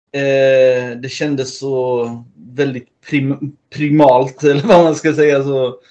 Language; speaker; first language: Swedish; early bilingual, other home language; Spanish